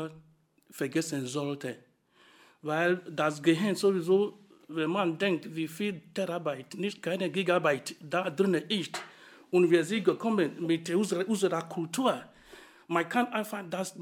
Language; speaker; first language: German; non-native, fluent; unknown